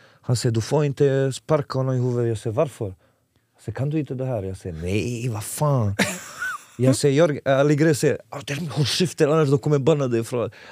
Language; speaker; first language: Swedish; non-native, fluent; Serbian